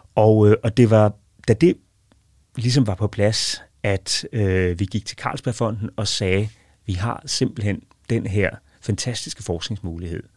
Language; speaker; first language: Danish; native; Danish